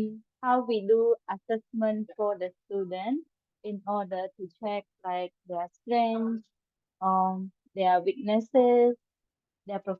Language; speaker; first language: English; non-native, learner; Khmer